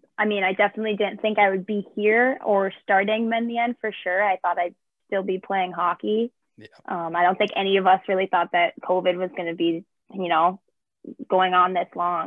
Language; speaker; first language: English; native; English